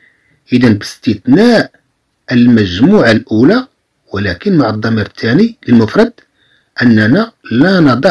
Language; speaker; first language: Arabic; native; Arabic